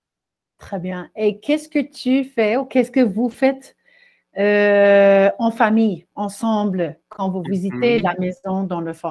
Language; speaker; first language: French; non-native, fluent; Spanish